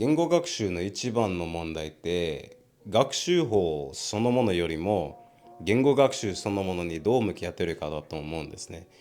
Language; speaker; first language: Japanese; non-native, fluent; English